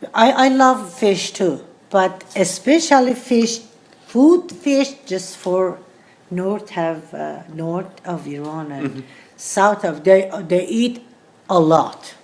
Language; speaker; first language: English; non-native, learner; Persian